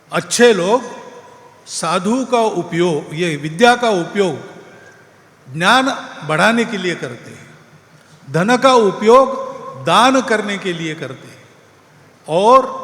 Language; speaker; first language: Hindi; non-native, local second language; Marathi